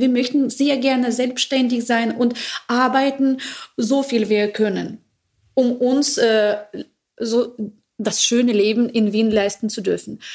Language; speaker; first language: German; non-native, learner; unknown